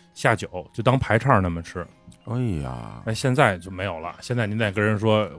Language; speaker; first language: Chinese; native; Chinese